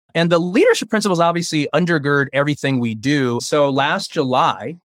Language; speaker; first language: English; early bilingual, other home language; Chinese